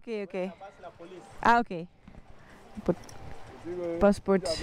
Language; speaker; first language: English; non-native, fluent; Dutch